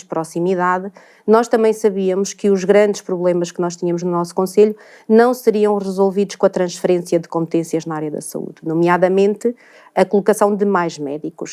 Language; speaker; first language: Portuguese; native; Portuguese